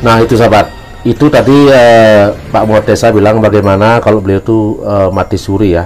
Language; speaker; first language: Indonesian; native; Indonesian